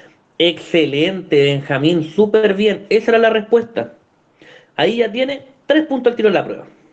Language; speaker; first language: Spanish; native; Spanish